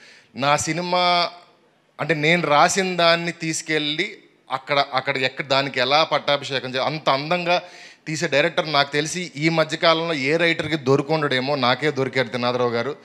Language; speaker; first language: Telugu; native; Telugu